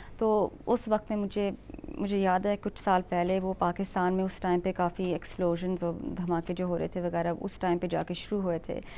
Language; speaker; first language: Urdu; early bilingual, heritage; Urdu